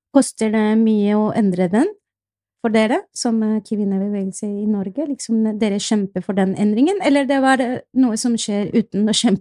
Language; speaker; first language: Norwegian; non-native, fluent; Spanish